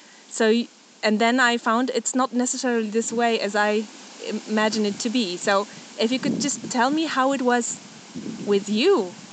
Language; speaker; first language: English; non-native, fluent; Polish